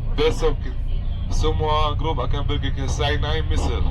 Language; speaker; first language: Indonesian; non-native, fluent; Arabic